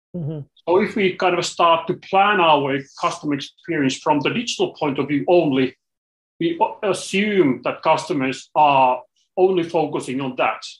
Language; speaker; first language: English; non-native, fluent; Finnish